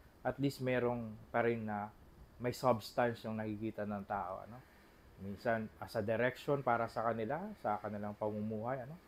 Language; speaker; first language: Filipino; non-native, local second language; Bikol